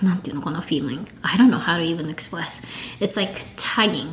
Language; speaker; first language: English; non-native, fluent; Japanese